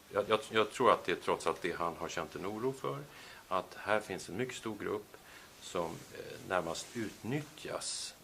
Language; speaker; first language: Swedish; native; Swedish